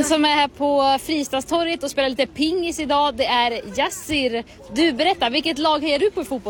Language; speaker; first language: Swedish; native; Swedish